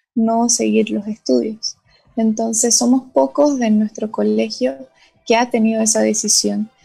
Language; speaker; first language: Spanish; non-native, local second language; Portuguese